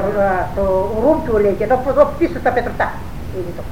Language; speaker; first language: Greek; native; Greek